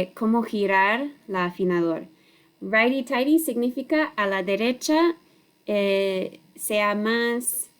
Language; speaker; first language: Spanish; non-native, learner; English